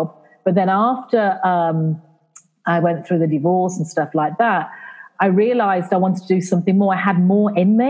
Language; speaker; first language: English; native; English